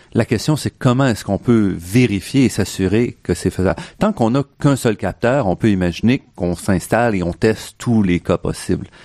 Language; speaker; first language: French; native; French